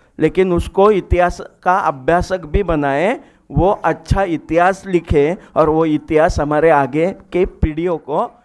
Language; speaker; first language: Hindi; non-native, local second language; Marathi